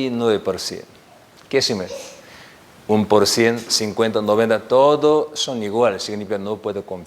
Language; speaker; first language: Spanish; non-native, learner; Korean